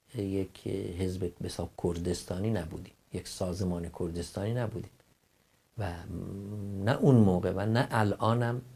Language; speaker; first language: Persian; non-native, local second language; Kurdish